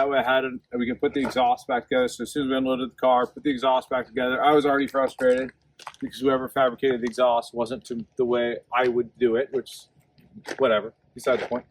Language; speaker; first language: English; native; English